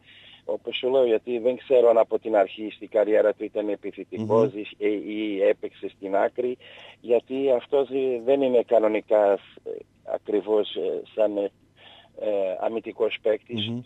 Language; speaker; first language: Greek; non-native, learner; Portuguese